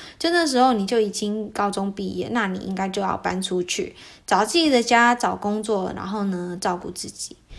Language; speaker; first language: Chinese; early bilingual, heritage; Chinese